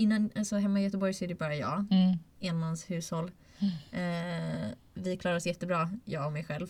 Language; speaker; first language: Swedish; native; Swedish